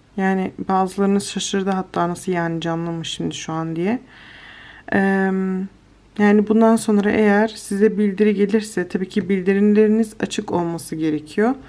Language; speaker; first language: Turkish; early bilingual, heritage; Turkish